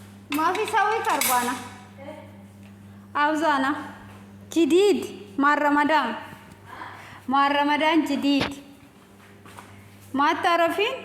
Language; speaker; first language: Arabic; non-native, learner; Amharic